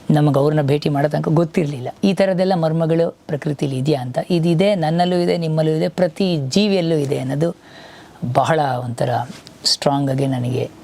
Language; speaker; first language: Kannada; native; Kannada